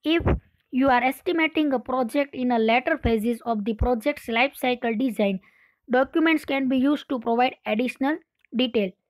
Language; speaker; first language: English; non-native, local second language; Gujarati